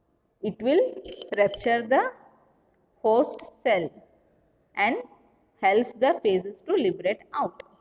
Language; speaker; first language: English; non-native, local second language; Kannada